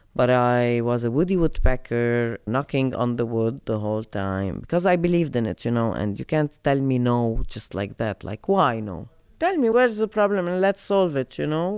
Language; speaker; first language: English; non-native, fluent; Arabic